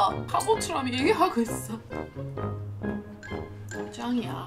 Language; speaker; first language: Korean; non-native, learner; English